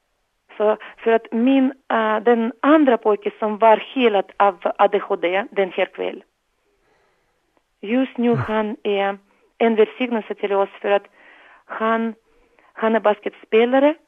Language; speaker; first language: Swedish; non-native, learner; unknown